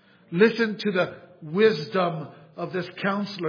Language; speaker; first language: English; native; English